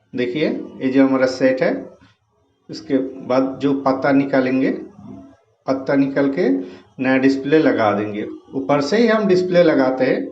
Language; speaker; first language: Hindi; non-native, local second language; Bangla